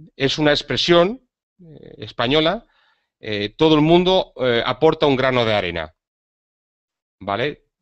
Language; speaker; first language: Spanish; native; Spanish